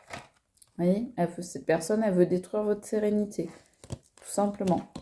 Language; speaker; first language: French; native; French